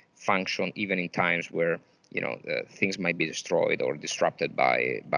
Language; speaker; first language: English; non-native, fluent; Italian